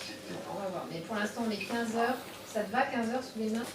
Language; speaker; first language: French; native; French